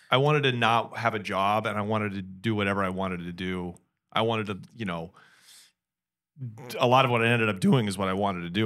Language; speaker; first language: English; native; English